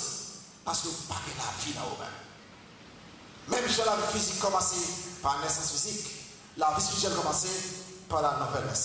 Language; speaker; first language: French; non-native, local second language; Haitian Creole